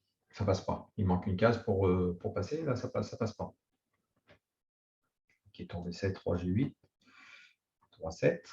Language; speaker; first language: French; native; French